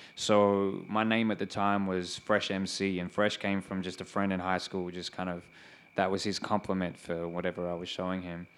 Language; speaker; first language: English; native; English